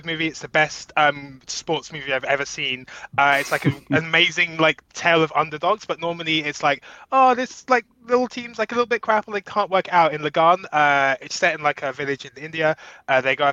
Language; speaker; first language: English; native; English